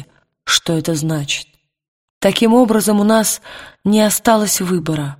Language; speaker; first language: Russian; native; Russian